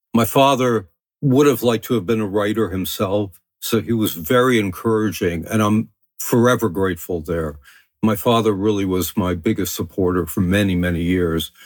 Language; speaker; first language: English; early bilingual, other home language; French